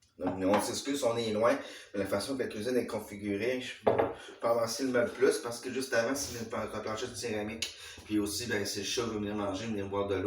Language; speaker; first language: French; native; French